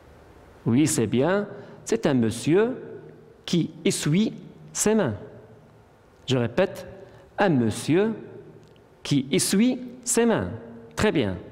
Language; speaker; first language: French; non-native, local second language; Arabic